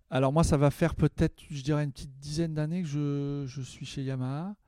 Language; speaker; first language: French; native; French